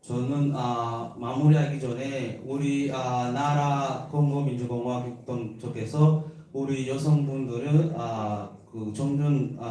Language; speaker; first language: Korean; non-native, learner; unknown